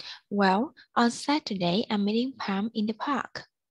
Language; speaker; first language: English; non-native, fluent; Vietnamese